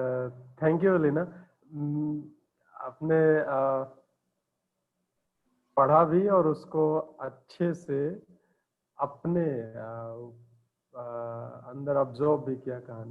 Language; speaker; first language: Hindi; native; Hindi